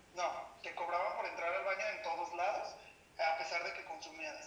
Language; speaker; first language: Spanish; native; Spanish